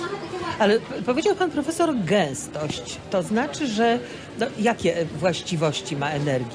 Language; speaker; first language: Polish; native; Polish